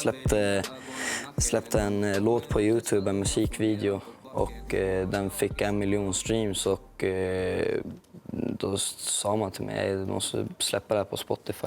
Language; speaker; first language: Swedish; early bilingual, other home language; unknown